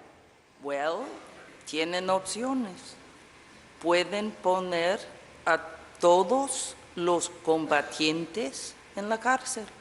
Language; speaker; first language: Spanish; non-native, fluent; English